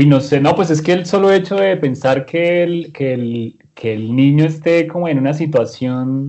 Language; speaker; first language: Spanish; native; Spanish